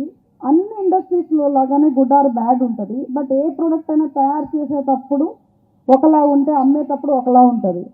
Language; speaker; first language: Telugu; native; Telugu